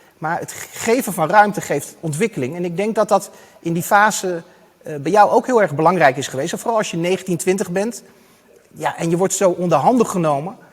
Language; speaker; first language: Dutch; native; Dutch